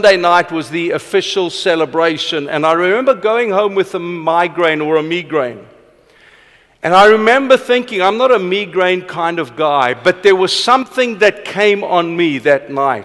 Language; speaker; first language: English; non-native, local second language; Afrikaans